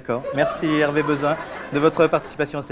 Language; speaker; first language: French; native; French